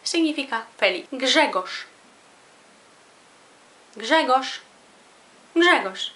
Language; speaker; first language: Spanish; non-native, fluent; Polish